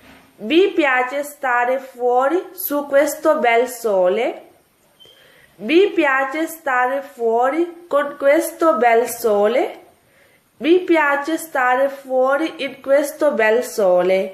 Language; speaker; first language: Italian; non-native, fluent; Urdu